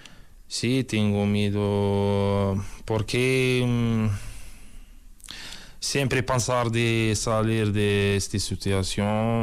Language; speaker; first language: Spanish; non-native, learner; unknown